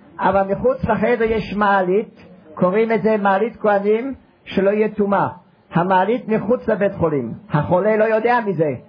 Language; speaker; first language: Hebrew; non-native, fluent; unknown